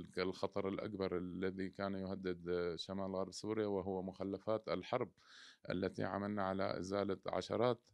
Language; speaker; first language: Arabic; native; Arabic